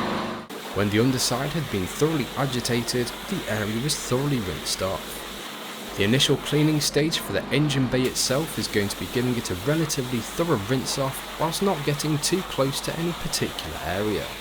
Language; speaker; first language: English; native; English